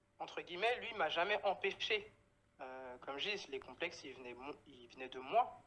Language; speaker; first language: French; native; French